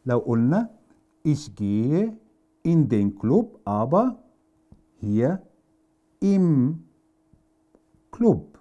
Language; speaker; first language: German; non-native, fluent; Arabic